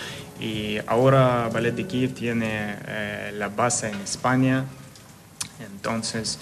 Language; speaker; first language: Spanish; non-native, fluent; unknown